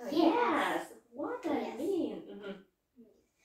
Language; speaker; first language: English; non-native, fluent; Russian